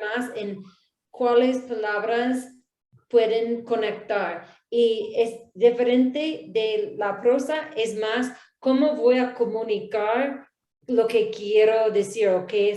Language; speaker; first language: Spanish; non-native, learner; English